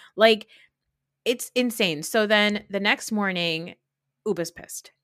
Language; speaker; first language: English; early bilingual, other home language; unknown